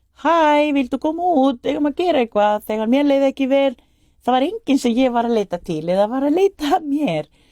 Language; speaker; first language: Icelandic; non-native, fluent; Spanish